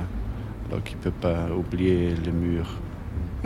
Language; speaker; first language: French; non-native, fluent; German